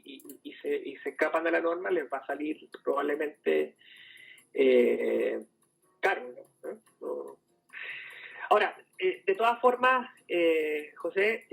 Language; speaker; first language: Spanish; native; Spanish